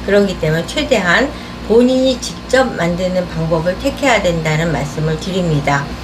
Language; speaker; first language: Korean; native; Korean